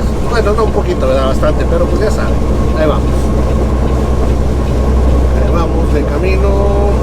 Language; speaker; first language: Spanish; early bilingual, heritage; Spanish